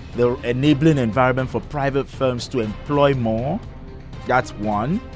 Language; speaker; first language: English; non-native, local second language; Yoruba